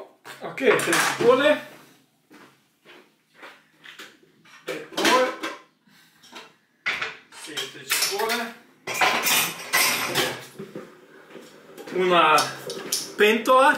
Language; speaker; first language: Italian; non-native, learner; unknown